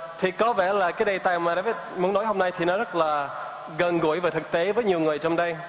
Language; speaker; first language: Vietnamese; non-native, fluent; English